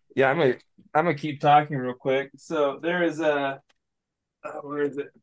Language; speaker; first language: English; native; English